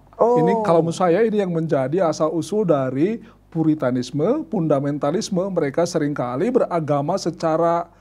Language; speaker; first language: Indonesian; native; Indonesian